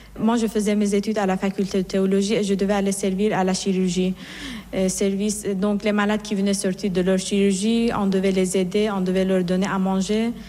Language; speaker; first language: French; non-native, fluent; Persian